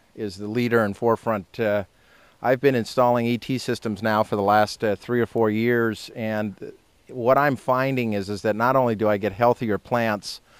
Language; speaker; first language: English; native; English